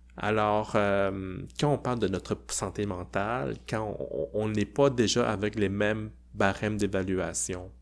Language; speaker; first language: French; early bilingual, other home language; Cantonese